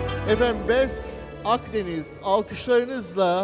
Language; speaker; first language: Turkish; native; Turkish